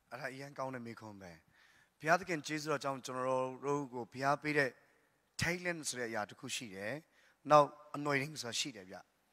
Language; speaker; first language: Burmese; non-native, local second language; Tedim Chin